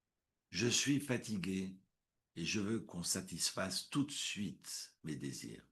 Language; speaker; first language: French; native; French